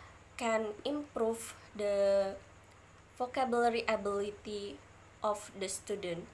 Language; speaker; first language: English; non-native, learner; Indonesian